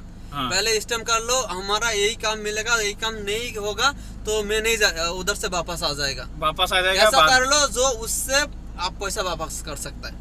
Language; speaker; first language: Hindi; non-native, fluent; Bangla